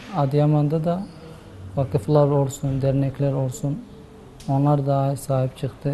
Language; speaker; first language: Turkish; non-native, fluent; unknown